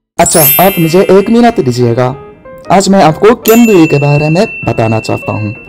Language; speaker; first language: Hindi; non-native, fluent; Japanese